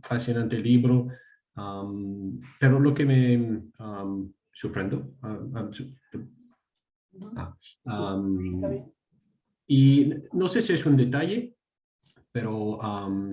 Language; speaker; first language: Spanish; non-native, fluent; French